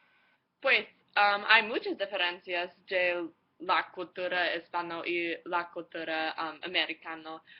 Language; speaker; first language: Spanish; non-native, learner; English